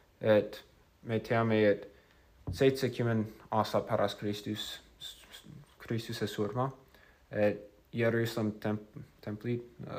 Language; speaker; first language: Estonian; non-native, fluent; English